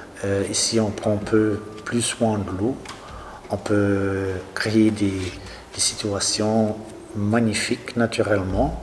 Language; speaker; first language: French; non-native, local second language; Dutch